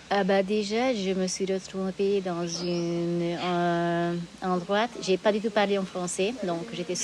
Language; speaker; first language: French; non-native, fluent; Hungarian